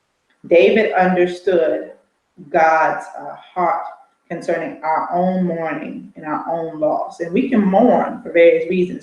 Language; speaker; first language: English; native; English